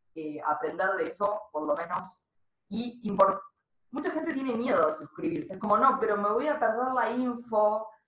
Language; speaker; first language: Spanish; native; Spanish